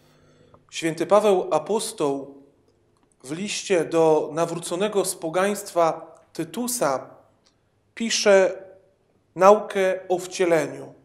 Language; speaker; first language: Polish; native; Polish